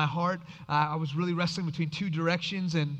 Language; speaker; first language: English; early bilingual, other home language; Persian